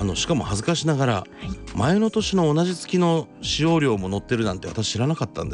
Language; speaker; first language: Japanese; native; Japanese